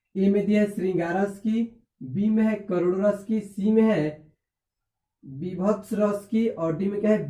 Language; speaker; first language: Hindi; native; Hindi